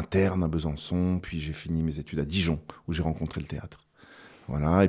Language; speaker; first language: French; native; French